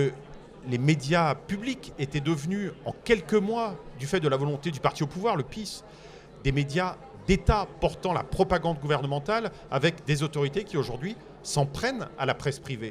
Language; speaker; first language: French; native; French